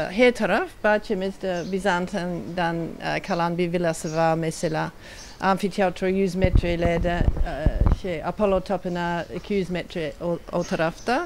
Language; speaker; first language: Turkish; non-native, fluent; English